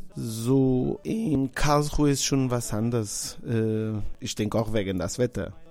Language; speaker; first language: German; non-native, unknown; Portuguese